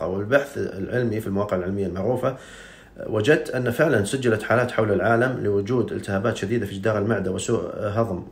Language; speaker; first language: Arabic; native; Arabic